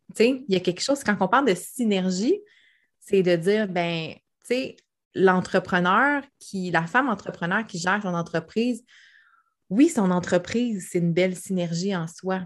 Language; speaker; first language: French; native; French